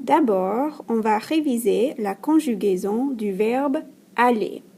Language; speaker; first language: French; non-native, fluent; English